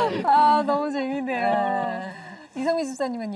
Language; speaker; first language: Korean; native; Korean